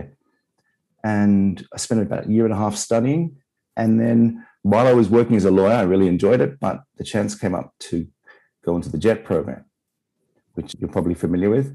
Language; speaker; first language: English; native; English